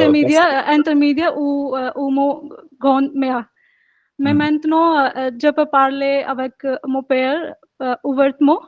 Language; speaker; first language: French; non-native, learner; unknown